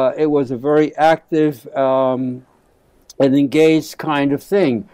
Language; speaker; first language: English; early bilingual, other home language; Spanish